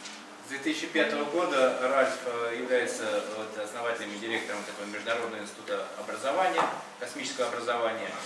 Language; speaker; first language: Russian; native; Russian